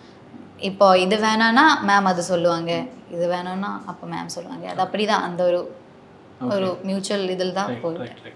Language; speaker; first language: Tamil; non-native, learner; Malayalam